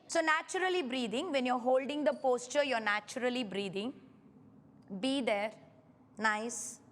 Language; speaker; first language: English; non-native, local second language; Kannada